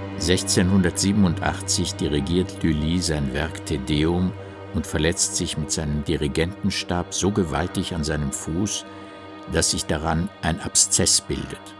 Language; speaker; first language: German; native; German